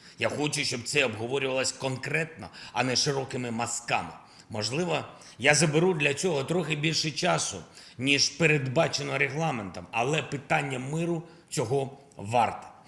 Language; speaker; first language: Ukrainian; non-native, local second language; Russian